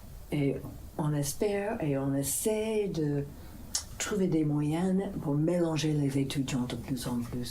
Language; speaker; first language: French; non-native, fluent; English